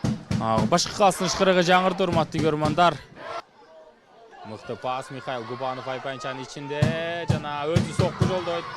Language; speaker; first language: Kyrgyz; native; Kyrgyz